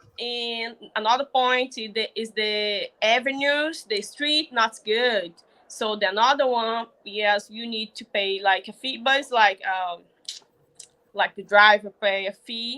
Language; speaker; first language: English; non-native, learner; Portuguese